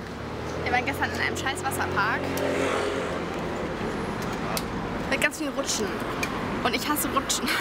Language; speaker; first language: German; native; German